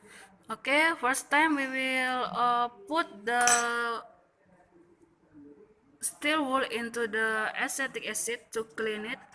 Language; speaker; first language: English; non-native, learner; Indonesian